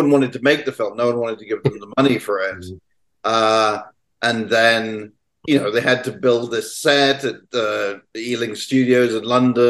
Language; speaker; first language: English; native; English